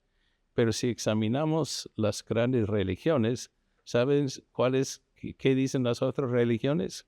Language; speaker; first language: Spanish; non-native, fluent; English